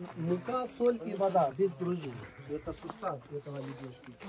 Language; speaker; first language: Russian; non-native, fluent; Arabic